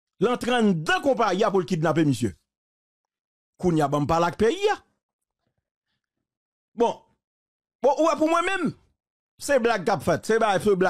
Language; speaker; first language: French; non-native, local second language; Haitian Creole